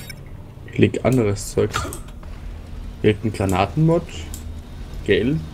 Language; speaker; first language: German; native; German